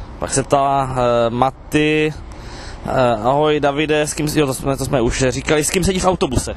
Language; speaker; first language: Czech; native; Czech